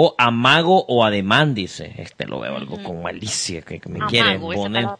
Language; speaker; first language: Spanish; native; Spanish